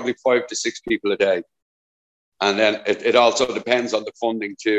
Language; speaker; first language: English; native; English